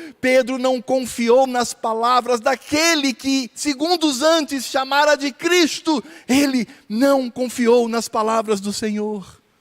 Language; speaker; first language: Portuguese; native; Portuguese